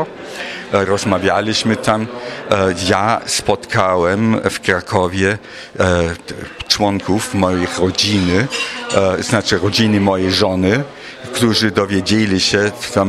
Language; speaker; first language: Polish; non-native, fluent; German